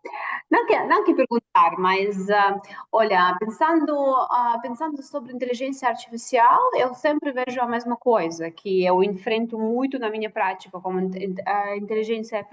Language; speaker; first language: Portuguese; non-native, fluent; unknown